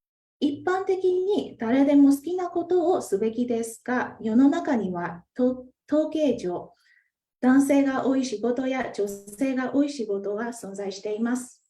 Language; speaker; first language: Japanese; non-native, fluent; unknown